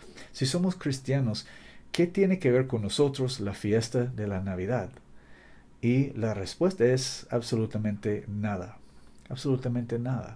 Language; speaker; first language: Spanish; non-native, fluent; English